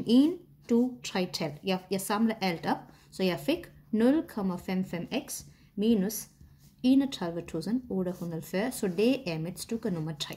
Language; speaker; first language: Danish; non-native, fluent; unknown